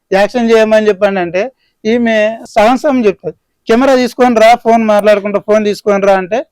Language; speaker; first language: Telugu; native; Telugu